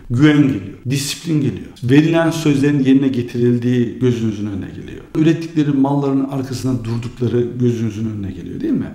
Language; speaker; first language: Turkish; early bilingual, heritage; Turkish